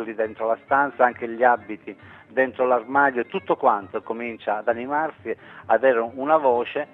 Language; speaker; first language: Italian; native; Italian